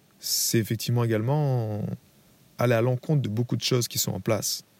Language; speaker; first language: French; native; French